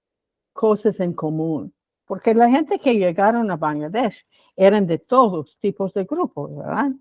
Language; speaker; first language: Spanish; non-native, fluent; English